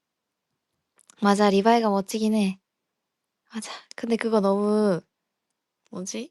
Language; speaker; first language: Korean; non-native, fluent; Japanese